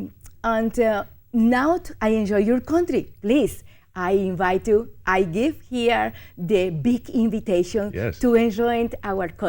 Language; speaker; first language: English; non-native, learner; Spanish